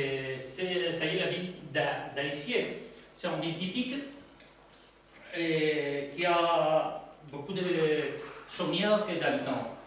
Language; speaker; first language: French; non-native, learner; Spanish